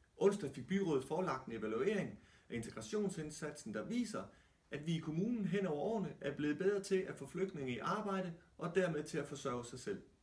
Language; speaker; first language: Danish; native; Danish